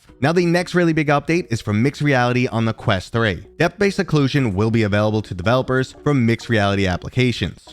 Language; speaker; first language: English; native; English